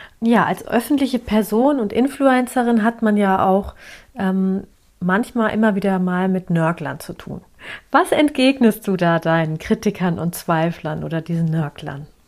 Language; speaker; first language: German; early bilingual, other home language; Turkish